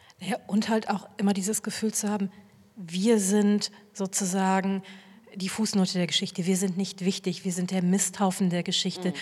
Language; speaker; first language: German; native; German